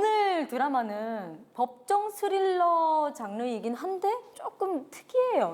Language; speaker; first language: Korean; native; Korean